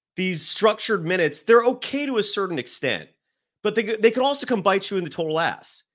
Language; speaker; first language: English; native; English